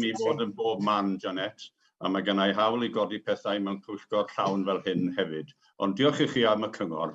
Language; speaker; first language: Welsh; native; Welsh